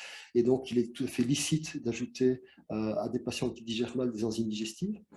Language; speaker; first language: French; native; French